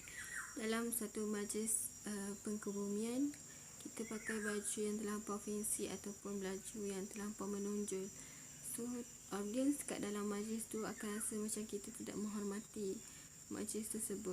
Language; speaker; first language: Malay; native; Malay